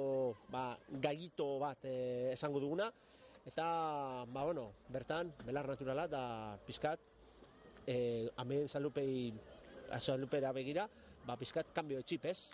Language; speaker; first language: Basque; native; Basque